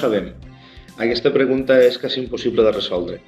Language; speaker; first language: Catalan; native; Catalan